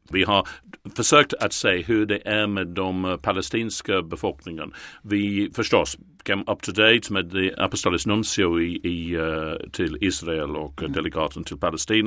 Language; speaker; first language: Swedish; non-native, fluent; English